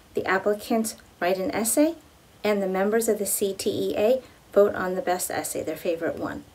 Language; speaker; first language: English; native; English